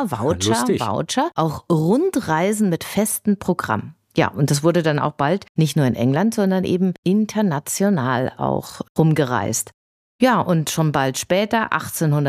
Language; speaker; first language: German; native; German